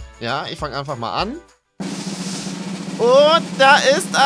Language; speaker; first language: German; native; German